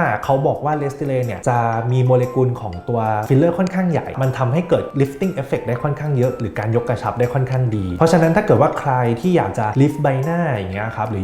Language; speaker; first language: Thai; native; Thai